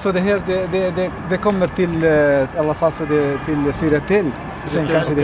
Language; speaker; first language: Swedish; non-native, fluent; Arabic